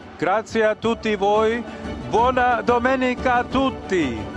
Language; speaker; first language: Italian; non-native, fluent; English